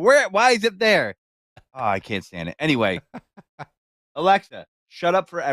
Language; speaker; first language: English; native; English